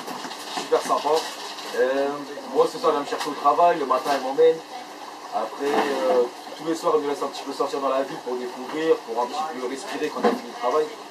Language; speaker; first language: French; native; French